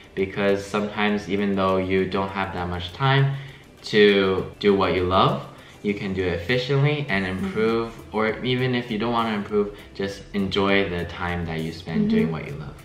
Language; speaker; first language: English; early bilingual, other home language; Chinese